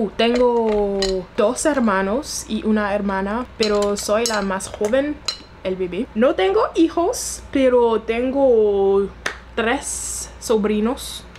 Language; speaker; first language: Spanish; non-native, learner; French